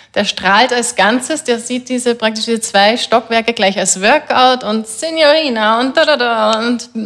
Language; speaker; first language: German; native; German